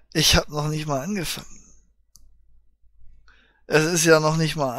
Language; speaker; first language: German; native; German